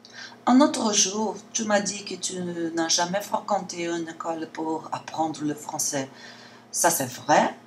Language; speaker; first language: French; non-native, learner; Portuguese